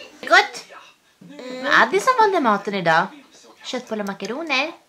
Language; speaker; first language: Swedish; native; Swedish